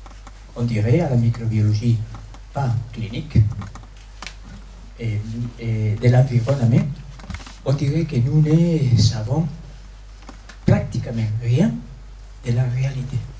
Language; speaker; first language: French; non-native, fluent; Spanish